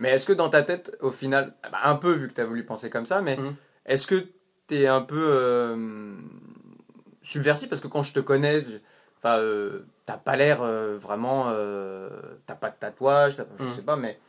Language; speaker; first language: French; native; French